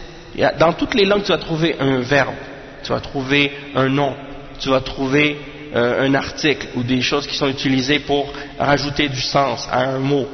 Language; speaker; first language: French; native; French